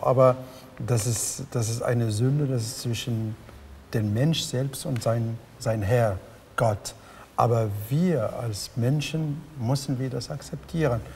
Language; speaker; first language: German; early bilingual, other home language; Arabic